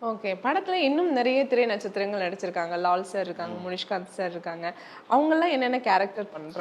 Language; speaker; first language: Tamil; native; Tamil